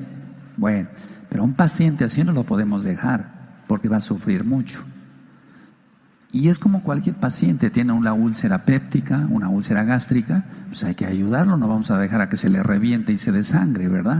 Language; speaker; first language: Spanish; native; Spanish